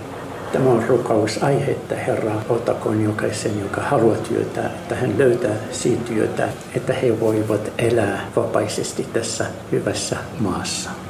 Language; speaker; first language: Finnish; non-native, learner; Arabic